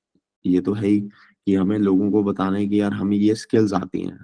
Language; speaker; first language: Hindi; native; Hindi